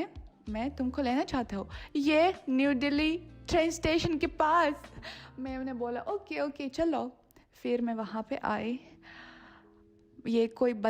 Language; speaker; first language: Hindi; non-native, fluent; Russian